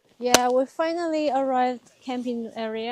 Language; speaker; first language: English; non-native, learner; Chinese